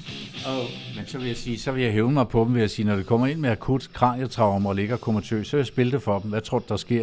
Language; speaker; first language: Danish; native; Danish